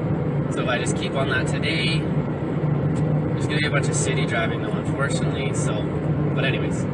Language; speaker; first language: English; native; English